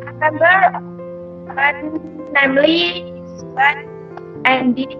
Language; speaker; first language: English; non-native, learner; Indonesian